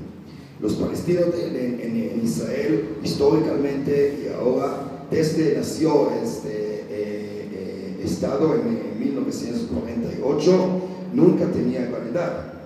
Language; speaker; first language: Spanish; non-native, learner; Hebrew